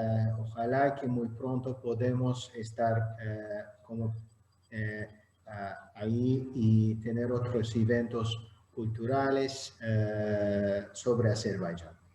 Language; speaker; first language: Spanish; non-native, fluent; Azerbaijani